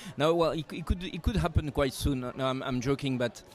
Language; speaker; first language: English; non-native, fluent; French